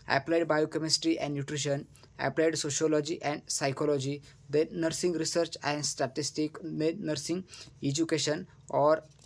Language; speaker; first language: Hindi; non-native, local second language; Marathi